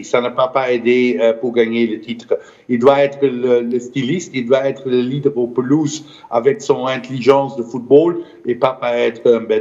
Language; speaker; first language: French; non-native, fluent; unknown